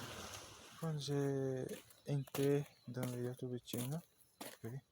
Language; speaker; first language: French; non-native, learner; Portuguese